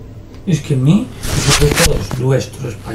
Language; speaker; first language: Spanish; native; Spanish